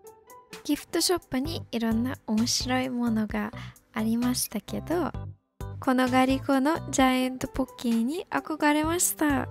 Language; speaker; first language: Japanese; non-native, fluent; English